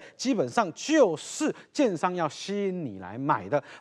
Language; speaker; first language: Chinese; native; Chinese